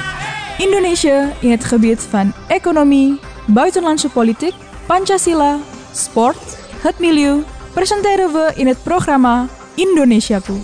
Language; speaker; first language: Dutch; non-native, fluent; Indonesian